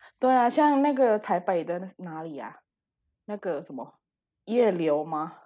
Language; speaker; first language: Chinese; early bilingual, heritage; Chinese